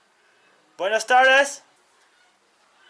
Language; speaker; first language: Spanish; non-native, learner; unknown